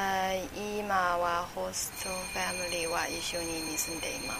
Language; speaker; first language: Japanese; non-native, learner; Chinese